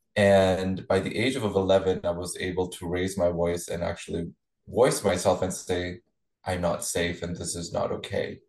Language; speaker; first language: English; non-native, local second language; Punjabi